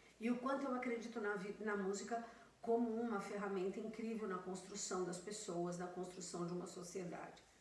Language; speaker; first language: Portuguese; native; Portuguese